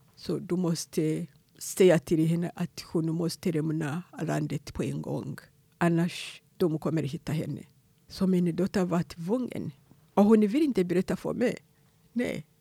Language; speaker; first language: Swedish; non-native, fluent; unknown